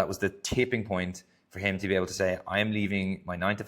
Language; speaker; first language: English; native; English